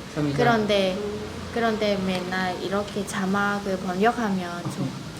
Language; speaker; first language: Korean; non-native, fluent; Vietnamese